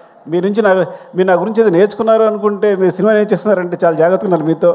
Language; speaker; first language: Telugu; native; Telugu